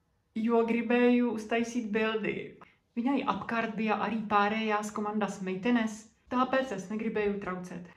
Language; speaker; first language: Latvian; non-native, fluent; Czech